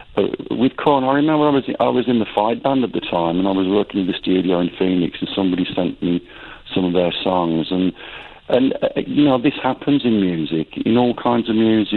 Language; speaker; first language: English; native; English